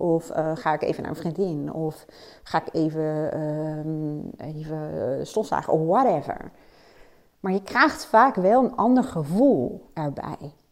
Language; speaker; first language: Dutch; native; Dutch